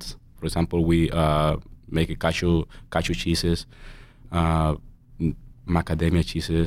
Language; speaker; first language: English; non-native, learner; Spanish